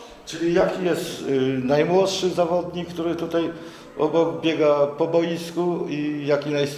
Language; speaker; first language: Polish; native; Polish